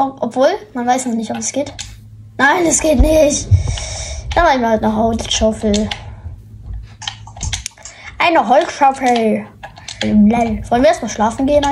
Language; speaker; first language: German; native; German